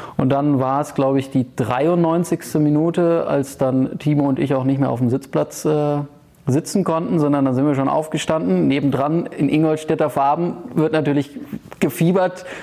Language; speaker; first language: German; early bilingual, heritage; German